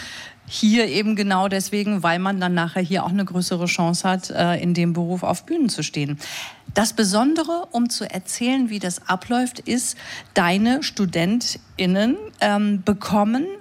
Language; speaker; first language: German; native; German